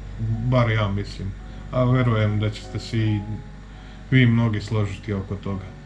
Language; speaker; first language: Serbian; native; Serbian